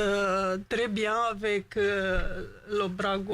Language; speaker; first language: French; non-native, learner; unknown